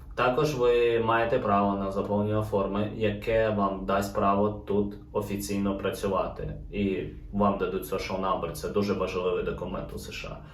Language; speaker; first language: Ukrainian; non-native, local second language; Russian